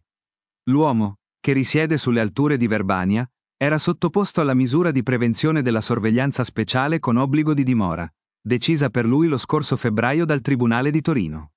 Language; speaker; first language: Italian; native; Italian